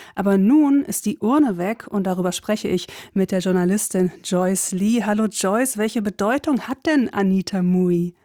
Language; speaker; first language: German; native; German